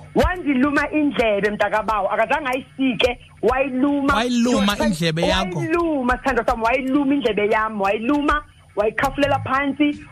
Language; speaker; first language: English; non-native, local second language; Xhosa